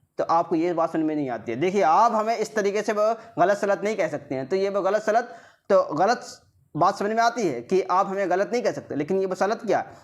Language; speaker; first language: Urdu; native; Urdu